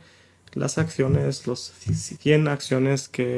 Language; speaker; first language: Spanish; non-native, fluent; German